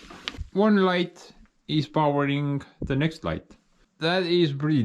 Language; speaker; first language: English; non-native, fluent; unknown